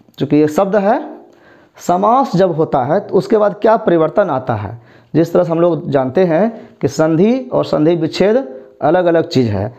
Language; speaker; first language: Hindi; native; Hindi